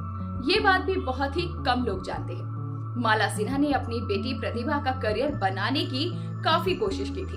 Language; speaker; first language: Hindi; native; Hindi